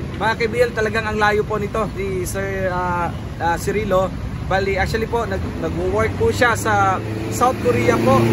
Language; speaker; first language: Filipino; non-native, local second language; Cebuano